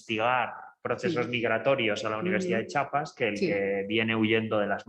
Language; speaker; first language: Spanish; native; Spanish